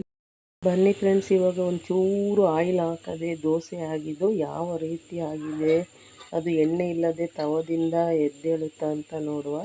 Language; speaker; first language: Kannada; native; Kannada